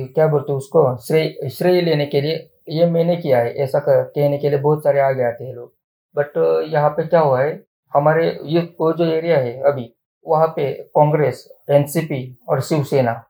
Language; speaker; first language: Hindi; non-native, local second language; Marathi